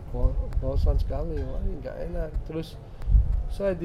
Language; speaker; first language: Indonesian; non-native, fluent; English